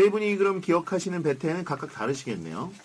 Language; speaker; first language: Korean; native; Korean